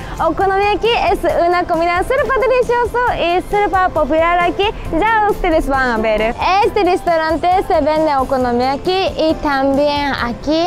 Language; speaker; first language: Spanish; non-native, learner; Japanese